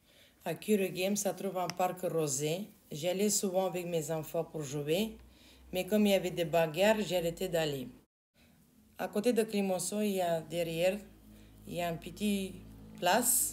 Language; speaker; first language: French; non-native, learner; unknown